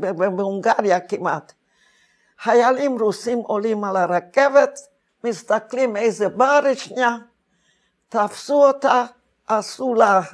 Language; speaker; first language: Hebrew; non-native, fluent; Hungarian